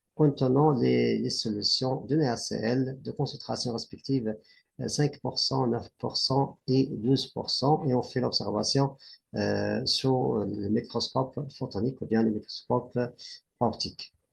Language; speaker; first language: French; non-native, local second language; Arabic